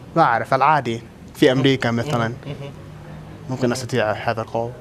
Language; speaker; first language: Arabic; non-native, fluent; English